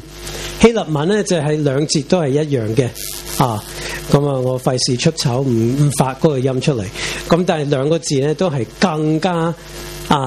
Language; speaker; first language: Chinese; non-native, local second language; Cantonese